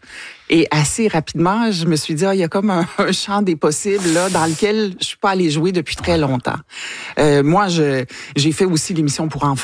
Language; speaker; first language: French; native; French